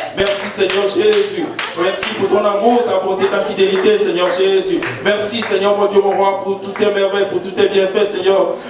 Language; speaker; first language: French; non-native, local second language; Haitian Creole